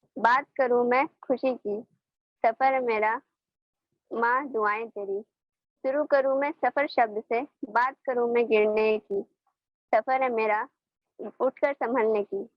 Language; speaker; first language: Hindi; native; Hindi